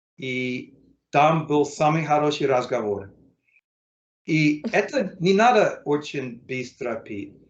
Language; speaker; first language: Russian; non-native, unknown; English